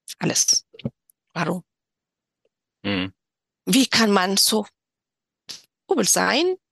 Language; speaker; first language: German; non-native, learner; Tigrinya